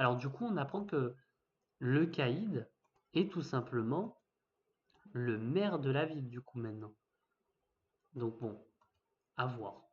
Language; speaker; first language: French; native; French